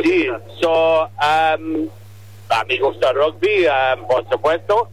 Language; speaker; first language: Spanish; non-native, learner; English